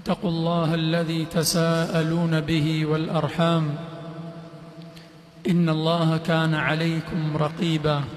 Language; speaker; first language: Arabic; non-native, fluent; Swahili